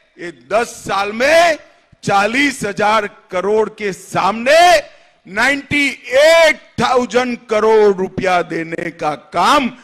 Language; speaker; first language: Hindi; non-native, local second language; Gujarati